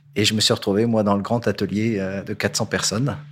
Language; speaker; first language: French; native; French